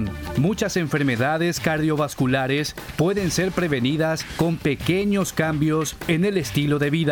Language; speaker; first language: Spanish; native; Spanish